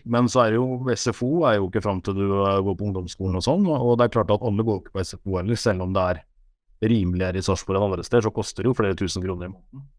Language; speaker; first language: Norwegian; native; Norwegian